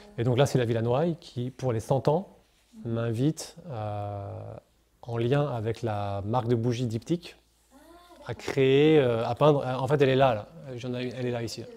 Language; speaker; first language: French; native; French